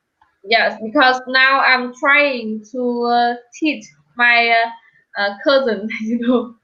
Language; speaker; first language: English; non-native, learner; Vietnamese